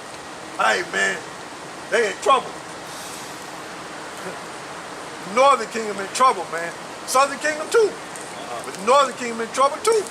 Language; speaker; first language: English; native; English